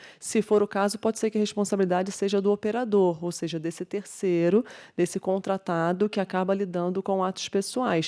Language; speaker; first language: Portuguese; native; Portuguese